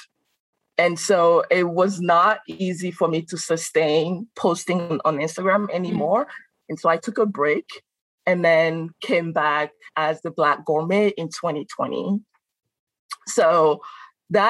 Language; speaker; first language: English; non-native, fluent; French